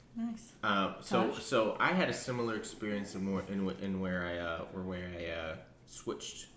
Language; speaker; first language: English; early bilingual, other home language; Urdu